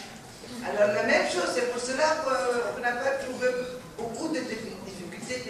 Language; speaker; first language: French; non-native, fluent; Arabic